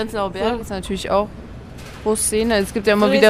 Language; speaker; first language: German; native; German